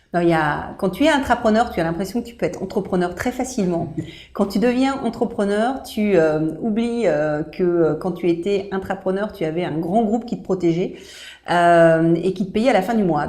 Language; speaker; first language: French; native; French